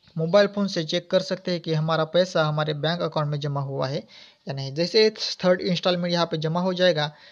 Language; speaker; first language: Hindi; non-native, local second language; Marathi